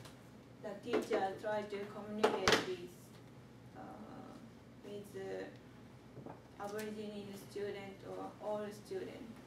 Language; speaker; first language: English; non-native, learner; Japanese